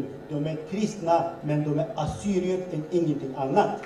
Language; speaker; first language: Swedish; early bilingual, other home language; Assyrian Neo-Aramaic